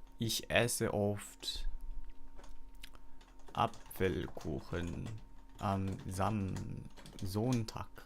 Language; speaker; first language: German; non-native, learner; Korean